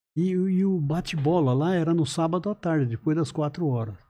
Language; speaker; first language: Portuguese; native; Portuguese